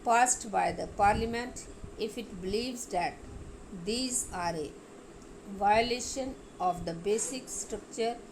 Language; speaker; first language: English; non-native, local second language; Hindi